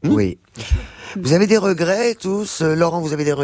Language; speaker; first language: French; native; French